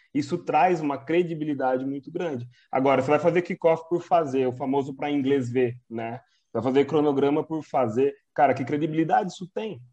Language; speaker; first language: Portuguese; native; Portuguese